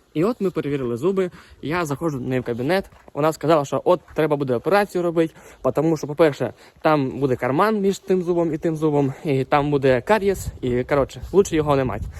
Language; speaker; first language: Ukrainian; native; Ukrainian